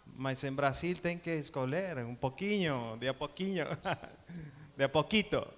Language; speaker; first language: Portuguese; non-native, learner; Spanish